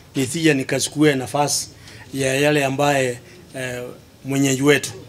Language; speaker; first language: Swahili; non-native, local second language; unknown